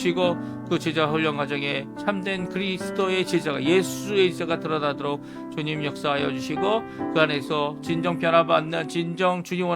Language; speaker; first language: Korean; native; Korean